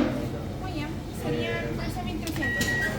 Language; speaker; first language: Spanish; native; Spanish